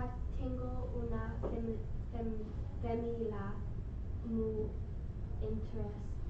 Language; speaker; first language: Spanish; non-native, learner; English